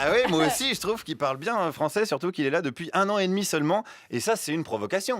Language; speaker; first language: French; native; French